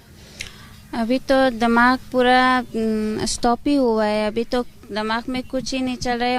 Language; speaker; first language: Hindi; non-native, fluent; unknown